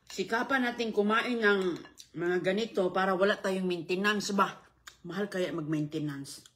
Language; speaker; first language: Filipino; non-native, local second language; Cebuano